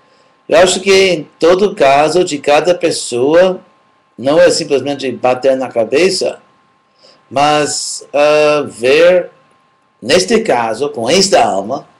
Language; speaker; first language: Portuguese; non-native, fluent; English